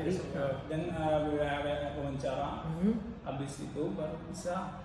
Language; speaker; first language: Indonesian; non-native, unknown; Malayalam